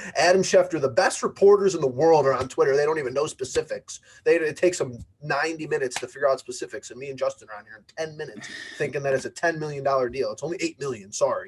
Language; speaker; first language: English; native; English